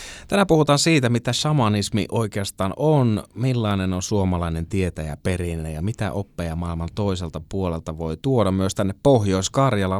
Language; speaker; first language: Finnish; native; Finnish